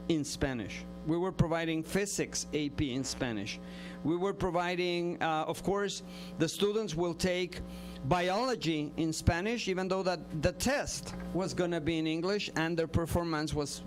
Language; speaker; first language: English; non-native, fluent; Spanish